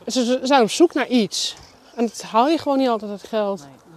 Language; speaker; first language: Dutch; native; Dutch